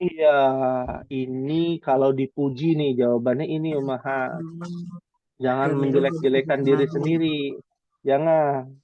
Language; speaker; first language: Indonesian; native; Indonesian